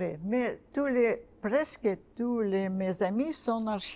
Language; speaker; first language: French; non-native, learner; Russian